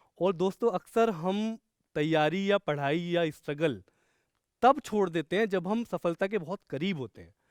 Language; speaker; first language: Hindi; native; Hindi